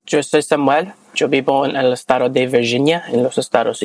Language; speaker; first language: Spanish; non-native, learner; English